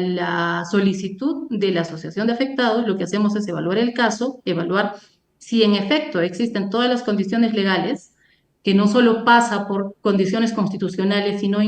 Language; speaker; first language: Spanish; native; Spanish